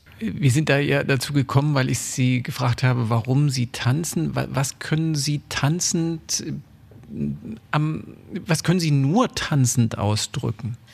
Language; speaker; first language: German; native; German